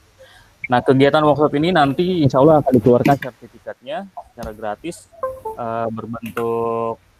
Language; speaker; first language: Indonesian; native; Indonesian